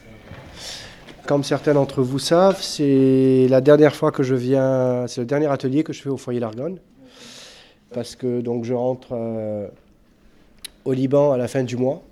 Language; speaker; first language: French; non-native, local second language; Arabic